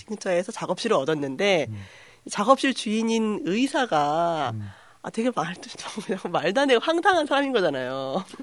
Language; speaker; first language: Korean; native; Korean